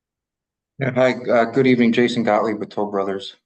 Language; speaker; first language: English; native; English